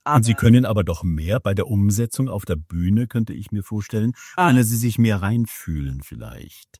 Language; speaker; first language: German; native; German